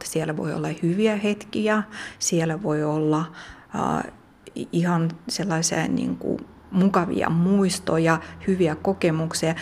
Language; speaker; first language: Finnish; non-native, fluent; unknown